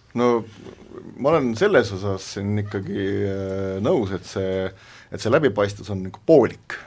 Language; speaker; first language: Estonian; native; Estonian